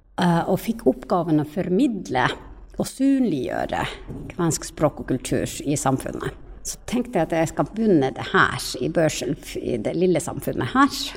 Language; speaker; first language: Norwegian; non-native, fluent; Finnish